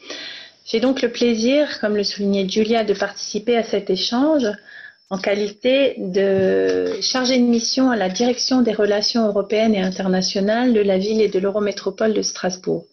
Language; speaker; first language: French; native; French